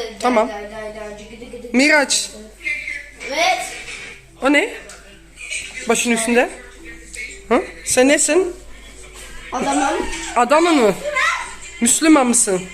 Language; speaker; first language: Turkish; non-native, learner; Dutch